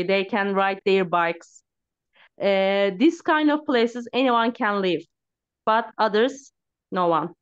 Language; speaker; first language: English; non-native, learner; Turkish